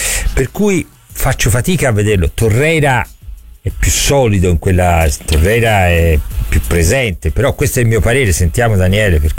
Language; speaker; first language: Italian; native; Italian